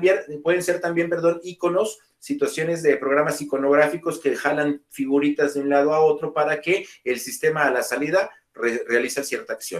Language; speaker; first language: Spanish; native; Spanish